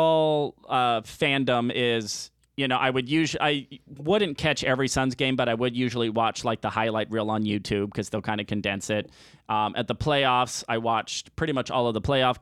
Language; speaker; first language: English; native; English